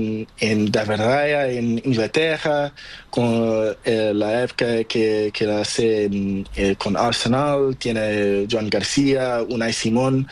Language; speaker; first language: Spanish; non-native, learner; Portuguese